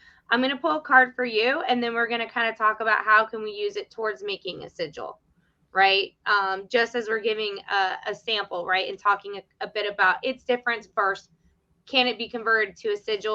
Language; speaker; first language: English; native; English